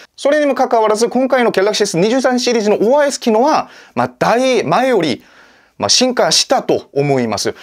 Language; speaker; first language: Japanese; non-native, fluent; Korean